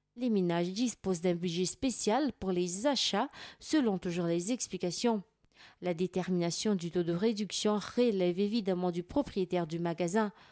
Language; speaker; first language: French; non-native, local second language; Malagasy